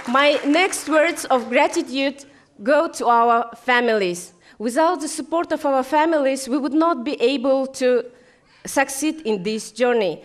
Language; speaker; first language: English; non-native, fluent; Kazakh